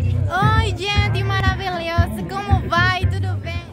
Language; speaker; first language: Portuguese; non-native, learner; Spanish